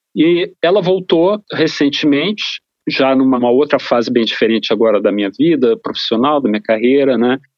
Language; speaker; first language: Portuguese; native; Portuguese